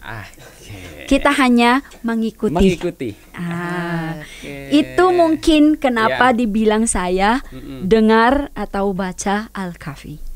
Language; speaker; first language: Indonesian; non-native, learner; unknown